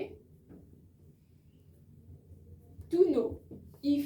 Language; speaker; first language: English; non-native, learner; French